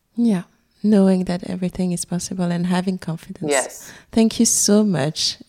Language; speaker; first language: English; non-native, fluent; French